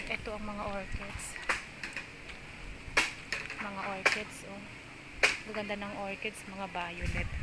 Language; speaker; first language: Filipino; native; Filipino